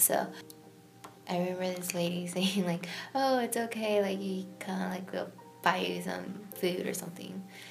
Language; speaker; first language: English; native; English